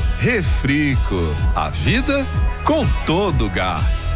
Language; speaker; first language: Portuguese; native; Portuguese